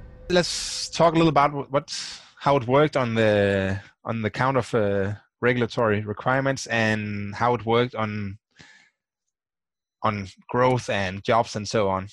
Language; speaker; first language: English; non-native, fluent; Danish